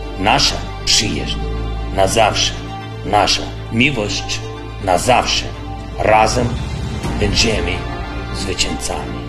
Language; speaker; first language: Polish; non-native, learner; Ukrainian